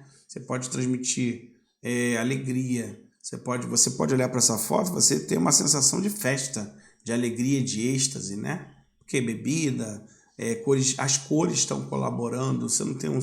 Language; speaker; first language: Portuguese; native; Portuguese